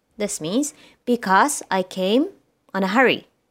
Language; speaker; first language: English; non-native, fluent; Japanese